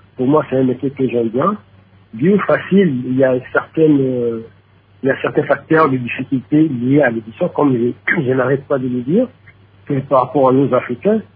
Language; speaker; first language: French; non-native, local second language; Lingala